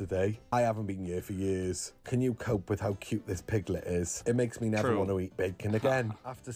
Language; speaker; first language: English; native; English